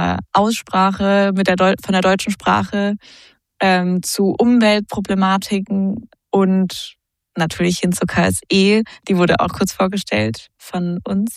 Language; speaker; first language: German; native; German